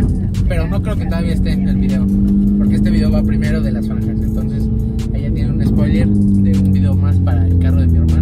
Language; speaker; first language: Spanish; native; Spanish